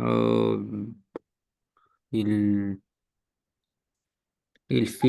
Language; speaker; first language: French; non-native, learner; Romanian